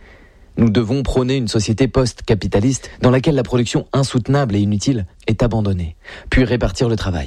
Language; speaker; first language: French; native; French